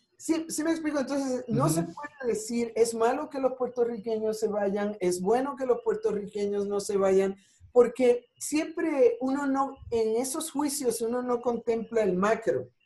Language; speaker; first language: Spanish; native; Spanish